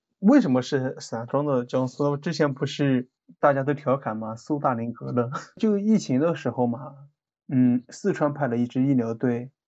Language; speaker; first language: Chinese; native; Chinese